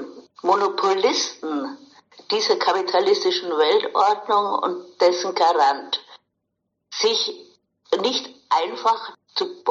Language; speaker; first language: German; native; German